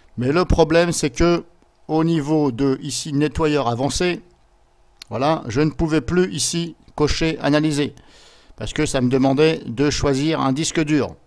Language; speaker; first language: French; native; French